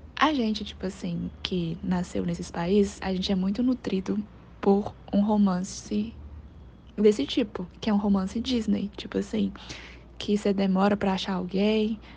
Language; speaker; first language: Portuguese; non-native, fluent; Chinese